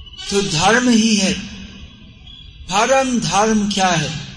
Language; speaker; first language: Hindi; non-native, fluent; English